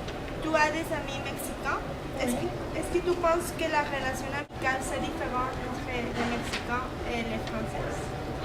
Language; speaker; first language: French; non-native, learner; Spanish